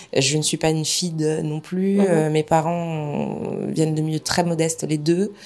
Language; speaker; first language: French; native; French